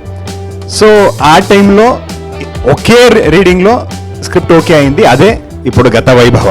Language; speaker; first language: Telugu; non-native, learner; Kannada